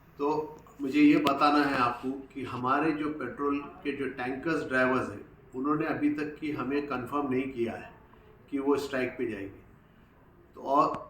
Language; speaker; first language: Hindi; non-native, local second language; Urdu